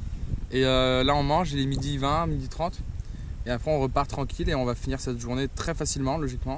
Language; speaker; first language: French; native; French